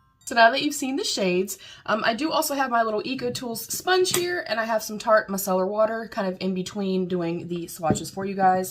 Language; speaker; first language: English; native; English